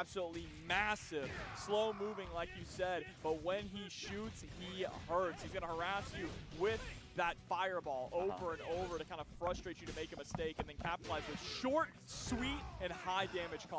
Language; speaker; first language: English; native; English